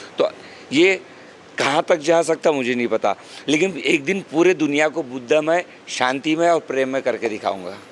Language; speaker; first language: Hindi; non-native, local second language; Marathi